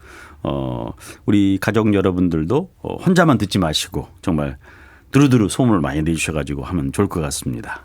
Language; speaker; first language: Korean; native; Korean